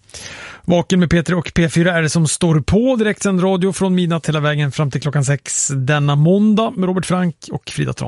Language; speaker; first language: Swedish; native; Swedish